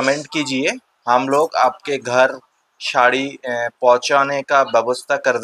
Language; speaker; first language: Hindi; non-native, local second language; Bangla